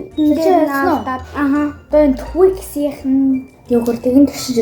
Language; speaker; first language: Mongolian; early bilingual, heritage; Mongolian